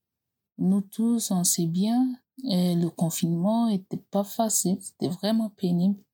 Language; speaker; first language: French; non-native, learner; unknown